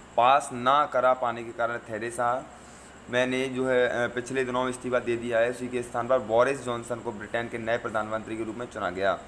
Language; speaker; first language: Hindi; native; Hindi